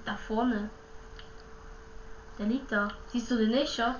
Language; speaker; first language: German; native; German